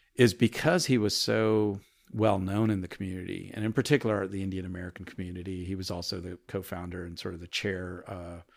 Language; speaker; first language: English; early bilingual, other home language; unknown